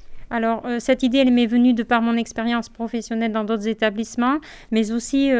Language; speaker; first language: French; native; French